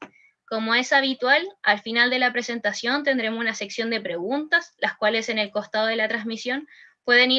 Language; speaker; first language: Spanish; native; Spanish